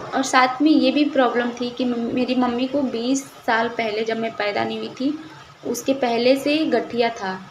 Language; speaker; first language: Hindi; native; Hindi